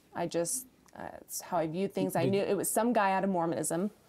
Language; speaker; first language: English; native; English